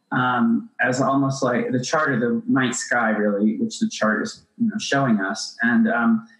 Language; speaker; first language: English; native; English